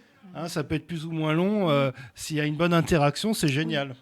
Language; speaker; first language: French; native; French